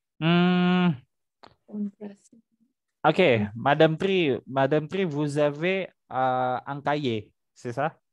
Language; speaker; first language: French; non-native, fluent; Indonesian